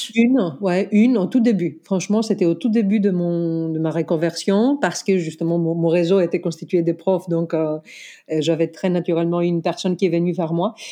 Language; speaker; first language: French; non-native, fluent; Greek